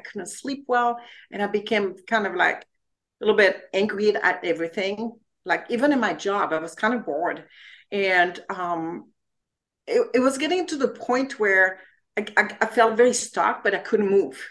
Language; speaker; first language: English; non-native, fluent; French